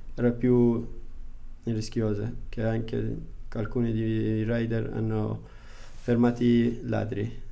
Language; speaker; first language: Italian; non-native, learner; Persian